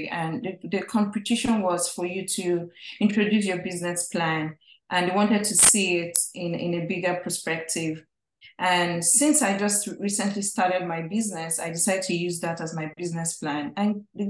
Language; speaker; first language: English; non-native, local second language; Igbo